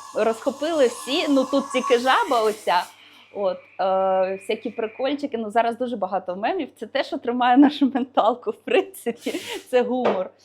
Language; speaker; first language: Ukrainian; non-native, local second language; Russian